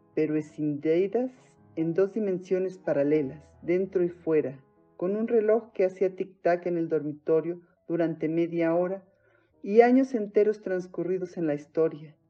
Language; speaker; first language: Spanish; native; Spanish